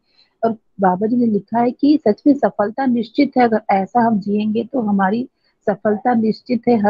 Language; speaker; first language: Hindi; native; Hindi